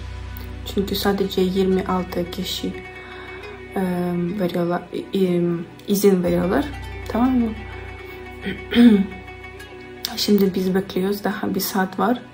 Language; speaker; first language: Turkish; non-native, learner; Ukrainian